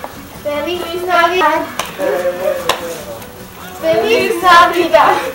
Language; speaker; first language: Spanish; non-native, learner; English